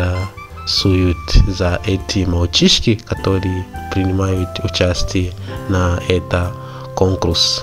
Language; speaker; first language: Russian; non-native, learner; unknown